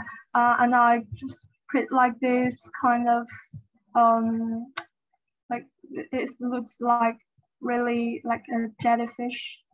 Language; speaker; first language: English; non-native, fluent; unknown